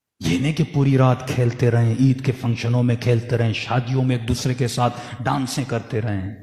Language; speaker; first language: Urdu; early bilingual, heritage; Urdu